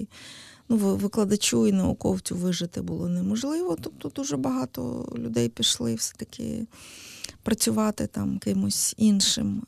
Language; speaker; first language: Ukrainian; native; Ukrainian